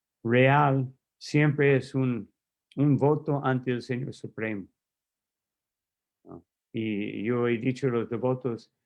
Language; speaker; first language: Spanish; non-native, fluent; English